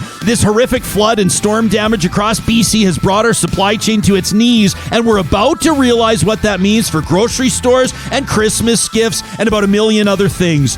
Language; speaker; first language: English; native; English